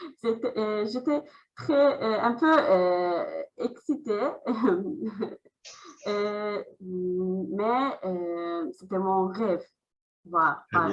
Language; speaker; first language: French; non-native, learner; Azerbaijani